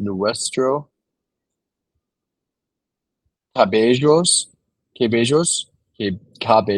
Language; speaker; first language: Spanish; non-native, learner; English